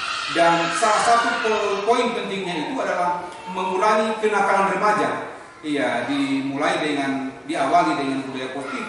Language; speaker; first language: Indonesian; native; Indonesian